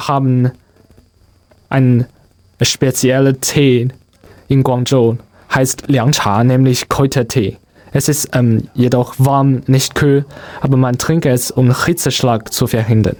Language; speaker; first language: German; non-native, learner; Chinese